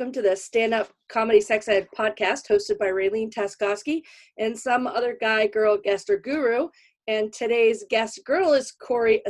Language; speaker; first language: English; native; English